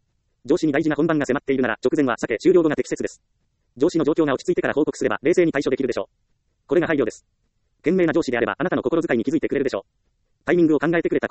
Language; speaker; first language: Japanese; native; Japanese